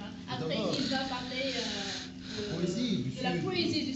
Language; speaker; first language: French; non-native, local second language; Arabic